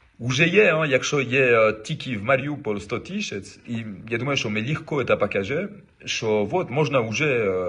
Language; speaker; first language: Ukrainian; non-native, learner; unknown